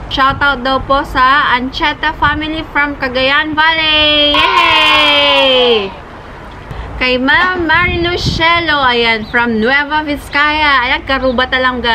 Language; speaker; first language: Filipino; non-native, local second language; Iloko